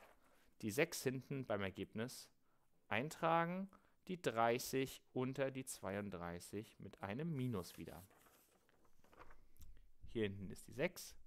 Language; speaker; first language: German; native; German